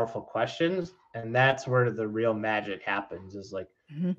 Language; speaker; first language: English; native; English